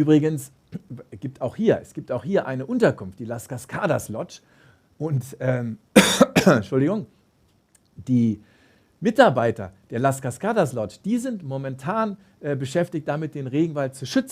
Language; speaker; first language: German; native; German